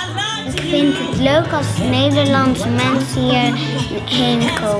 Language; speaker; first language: Dutch; non-native, learner; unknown